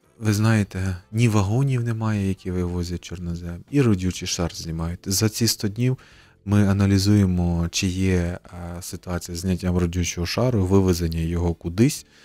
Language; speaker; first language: Ukrainian; native; Ukrainian